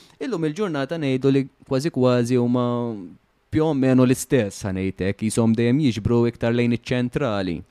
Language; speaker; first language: Maltese; native; Maltese